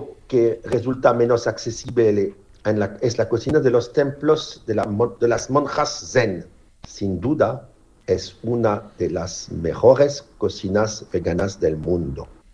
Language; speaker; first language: Spanish; non-native, fluent; French